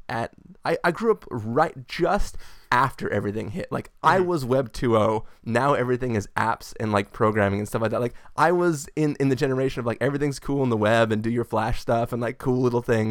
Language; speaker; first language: English; native; English